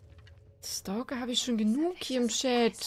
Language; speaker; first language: German; native; German